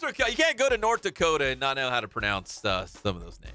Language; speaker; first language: English; native; English